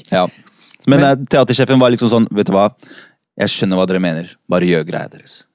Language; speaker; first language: Norwegian; early bilingual, other home language; Spanish